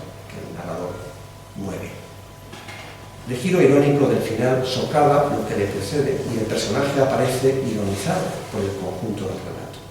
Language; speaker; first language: Spanish; native; Spanish